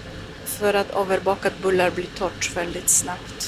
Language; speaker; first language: Swedish; non-native, learner; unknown